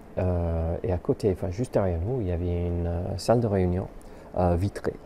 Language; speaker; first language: French; native; French